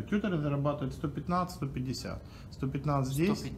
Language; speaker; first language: Russian; native; Russian